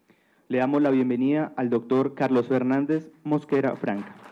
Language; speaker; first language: Spanish; native; Spanish